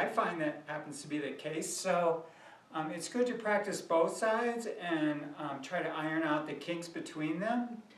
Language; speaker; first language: English; native; English